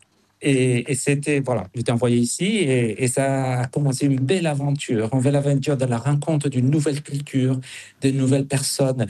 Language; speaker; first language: French; non-native, fluent; Spanish